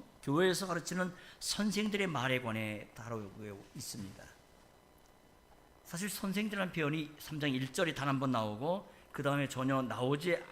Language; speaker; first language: Korean; native; Korean